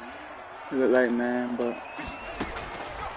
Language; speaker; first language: English; native; English